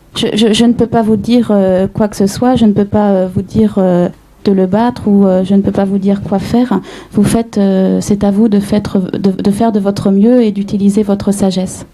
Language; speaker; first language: French; native; French